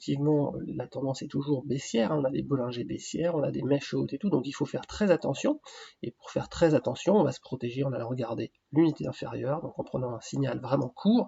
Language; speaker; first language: French; native; French